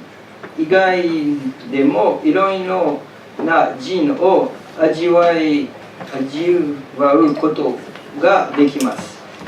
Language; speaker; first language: Japanese; non-native, fluent; French